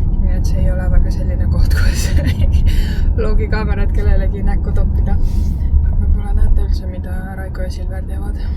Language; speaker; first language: Estonian; native; Estonian